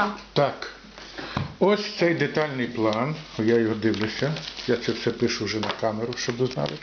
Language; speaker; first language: Ukrainian; native; Ukrainian